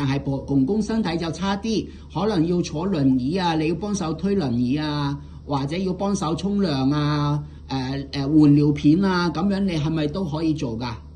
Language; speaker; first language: Cantonese; native; Cantonese